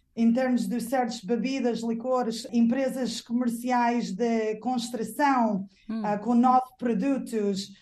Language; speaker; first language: Portuguese; non-native, fluent; English